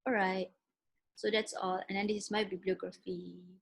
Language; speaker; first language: English; non-native, local second language; Malay